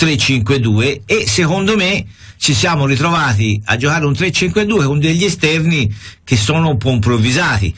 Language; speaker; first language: Italian; native; Italian